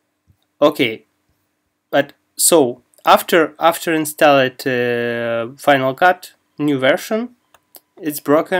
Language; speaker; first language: English; non-native, learner; Russian